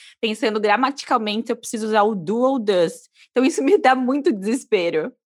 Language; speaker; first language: Portuguese; native; Portuguese